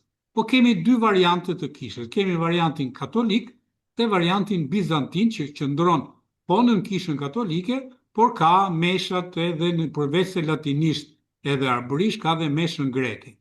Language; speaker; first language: Albanian; native; Albanian